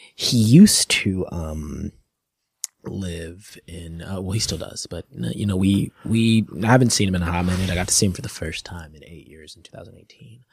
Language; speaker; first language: English; native; English